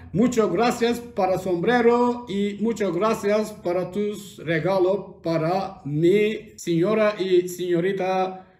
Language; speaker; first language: Spanish; non-native, learner; Turkish